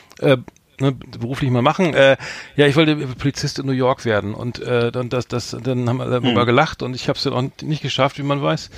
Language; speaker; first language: German; native; German